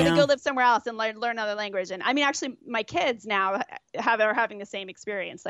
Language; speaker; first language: English; native; English